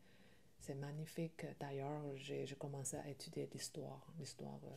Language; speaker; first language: French; non-native, learner; Chinese